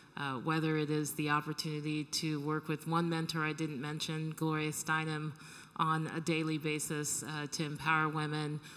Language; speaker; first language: English; native; English